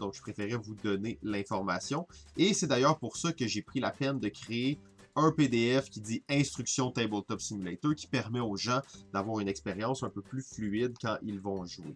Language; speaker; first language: French; native; French